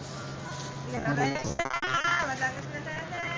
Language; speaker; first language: Japanese; native; Japanese